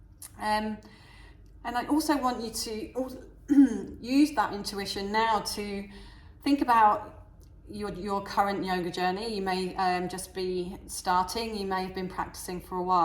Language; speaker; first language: English; native; English